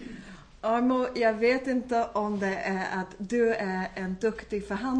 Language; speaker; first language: Swedish; non-native, fluent; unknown